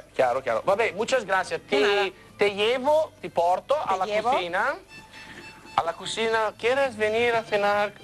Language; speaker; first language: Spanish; non-native, learner; Italian